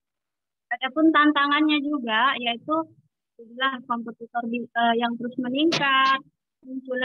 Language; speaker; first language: Indonesian; native; Indonesian